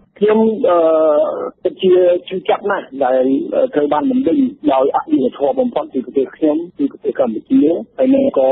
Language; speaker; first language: Khmer; non-native, fluent; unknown